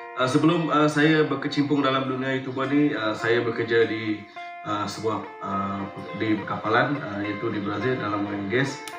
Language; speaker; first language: Malay; non-native, local second language; Iban